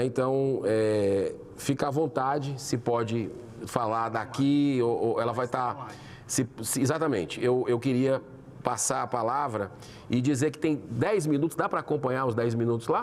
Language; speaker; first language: Portuguese; native; Portuguese